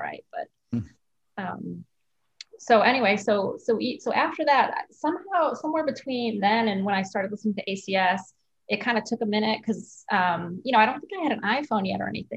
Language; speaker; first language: English; native; English